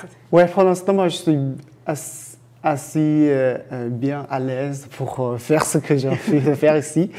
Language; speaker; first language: French; non-native, fluent; Chinese